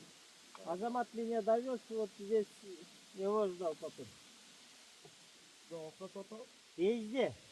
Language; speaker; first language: Russian; non-native, local second language; Kyrgyz